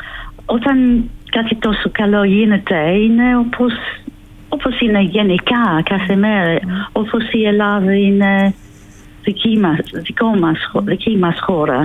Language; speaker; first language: Greek; non-native, fluent; English